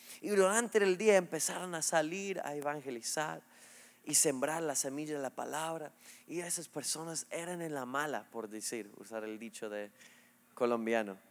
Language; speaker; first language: Spanish; non-native, fluent; English